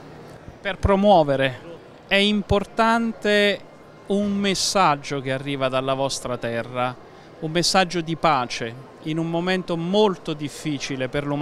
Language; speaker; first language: Italian; native; Italian